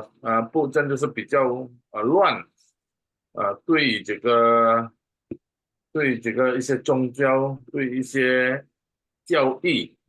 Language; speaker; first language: Chinese; non-native, fluent; Indonesian